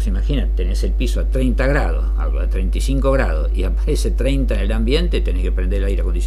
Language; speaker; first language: Spanish; native; Spanish